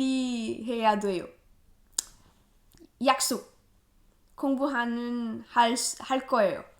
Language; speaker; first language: Korean; non-native, learner; French